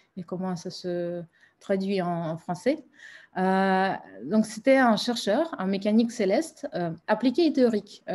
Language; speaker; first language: French; non-native, fluent; Russian